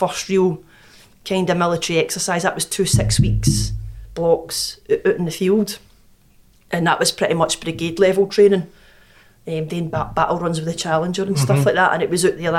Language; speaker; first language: English; native; English